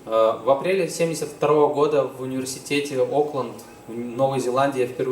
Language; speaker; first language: Russian; native; Russian